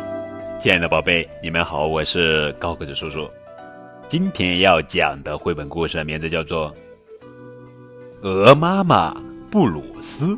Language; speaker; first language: Chinese; native; Chinese